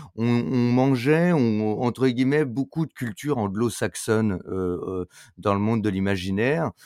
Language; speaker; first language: French; native; French